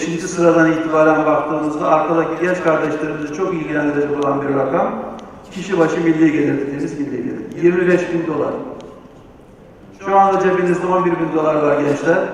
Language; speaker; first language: Turkish; native; Turkish